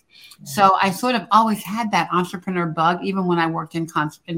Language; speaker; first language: English; native; English